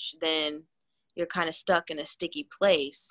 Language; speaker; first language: English; native; English